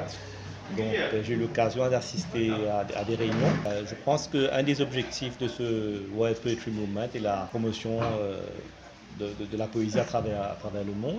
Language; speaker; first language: French; non-native, local second language; Morisyen